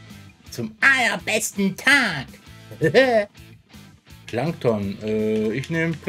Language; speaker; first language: German; native; German